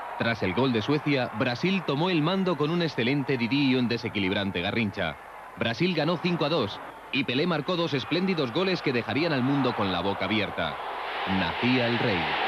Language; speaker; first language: Spanish; native; Spanish